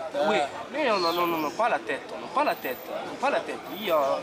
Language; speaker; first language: French; non-native, learner; Arabic